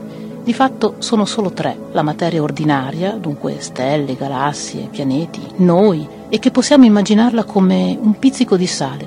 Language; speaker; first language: Italian; native; Italian